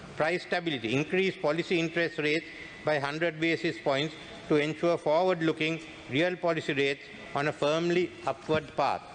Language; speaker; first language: English; non-native, local second language; Sinhala